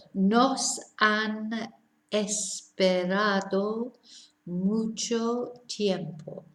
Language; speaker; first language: Spanish; non-native, fluent; English